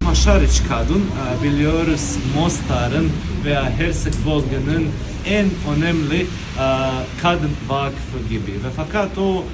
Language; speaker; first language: Turkish; non-native, fluent; Bosnian